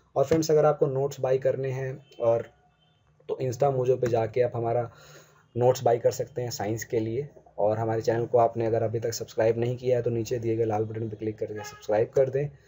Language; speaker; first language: Hindi; native; Hindi